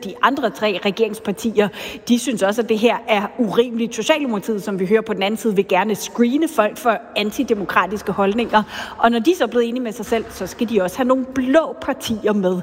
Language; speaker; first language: Danish; native; Danish